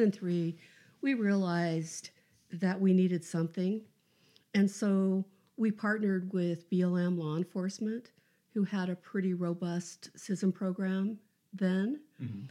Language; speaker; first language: English; native; English